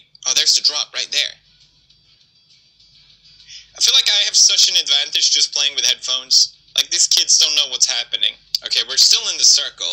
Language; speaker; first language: English; native; English